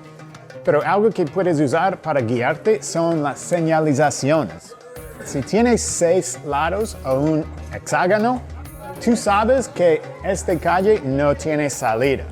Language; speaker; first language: Spanish; non-native, fluent; English